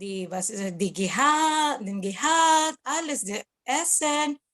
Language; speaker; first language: German; non-native, learner; Cebuano